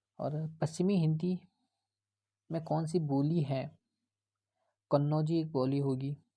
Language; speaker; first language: Hindi; native; Hindi